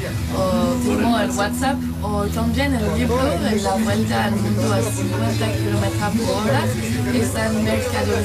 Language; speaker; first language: Spanish; non-native, learner; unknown